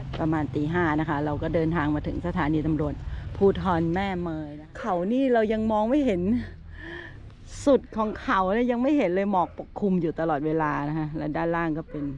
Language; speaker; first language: Thai; native; Thai